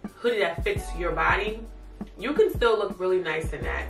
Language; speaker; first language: English; native; English